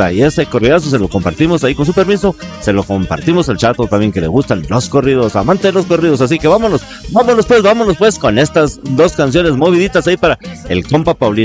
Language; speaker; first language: Spanish; native; Spanish